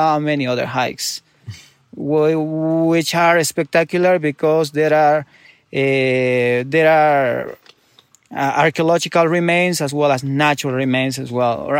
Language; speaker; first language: English; non-native, fluent; Spanish